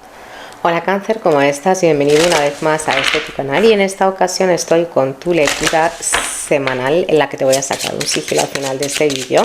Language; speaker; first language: Spanish; native; Spanish